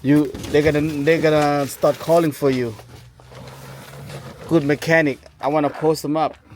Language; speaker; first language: English; non-native, fluent; Lao